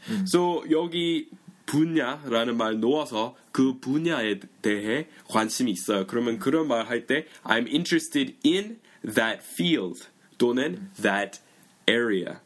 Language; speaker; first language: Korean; non-native, fluent; English